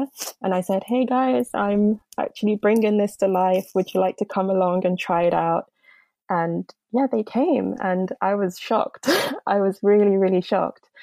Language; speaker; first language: English; non-native, local second language; Yoruba